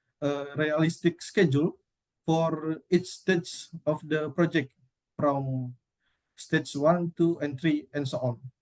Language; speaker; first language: English; non-native, learner; Indonesian